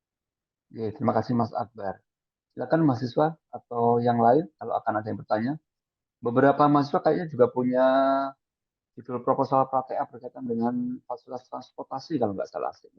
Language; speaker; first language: Indonesian; native; Indonesian